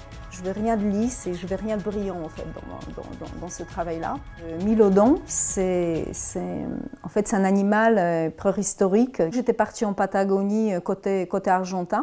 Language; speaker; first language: French; non-native, fluent; Polish